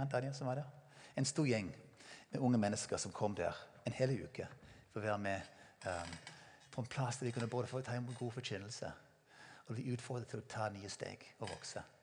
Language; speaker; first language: Norwegian; non-native, fluent; English